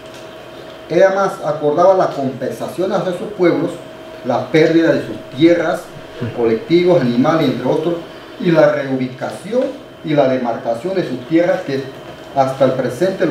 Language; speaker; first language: Spanish; non-native, local second language; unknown